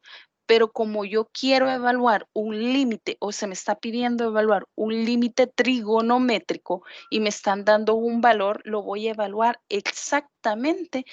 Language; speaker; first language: Spanish; native; Spanish